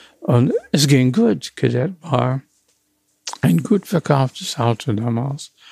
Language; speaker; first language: German; non-native, fluent; English